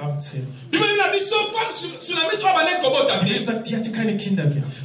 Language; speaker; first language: German; non-native, learner; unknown